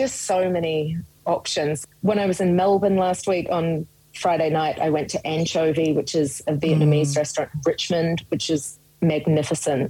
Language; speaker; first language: English; native; English